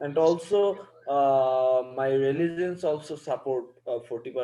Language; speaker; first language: English; non-native, learner; Bangla